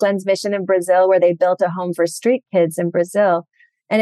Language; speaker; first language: English; native; English